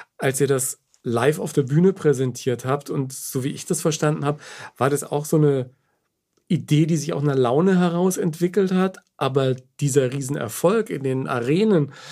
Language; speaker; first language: German; native; German